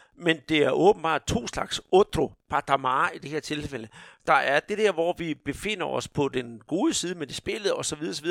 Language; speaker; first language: Danish; native; Danish